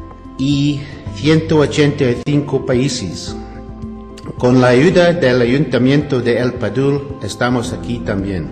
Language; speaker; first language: Spanish; non-native, learner; English